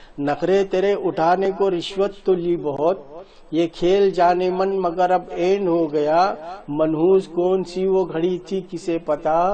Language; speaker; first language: Urdu; native; Urdu